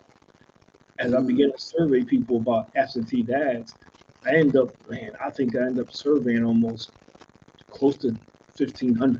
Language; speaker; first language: English; native; English